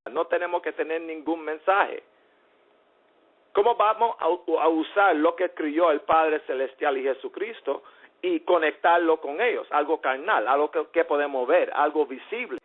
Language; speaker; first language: Spanish; early bilingual, heritage; English